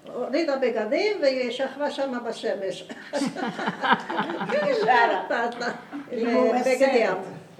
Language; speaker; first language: Hebrew; non-native, fluent; Spanish